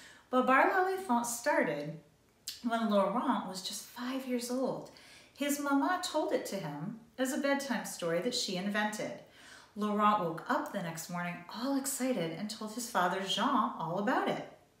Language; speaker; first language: English; native; English